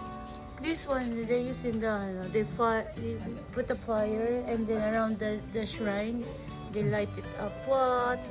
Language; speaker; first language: English; non-native, learner; Japanese